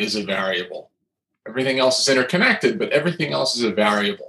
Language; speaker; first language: English; native; English